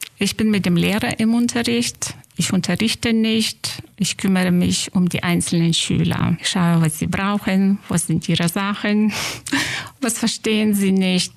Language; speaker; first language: German; non-native, fluent; Lithuanian